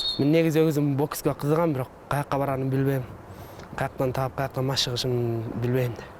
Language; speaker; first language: Kyrgyz; early bilingual, heritage; Kyrgyz